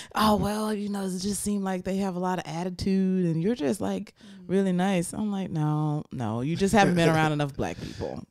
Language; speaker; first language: English; native; English